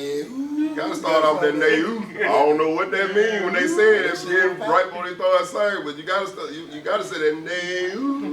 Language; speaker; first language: English; native; English